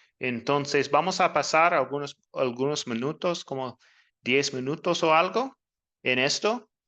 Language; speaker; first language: Spanish; non-native, learner; English